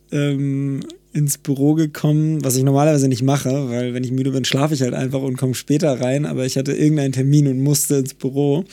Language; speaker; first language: German; native; German